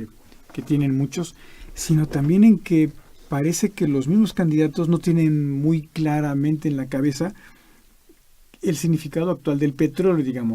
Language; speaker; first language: Spanish; native; Spanish